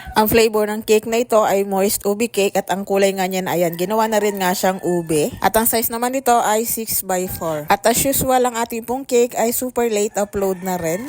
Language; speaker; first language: Filipino; native; Filipino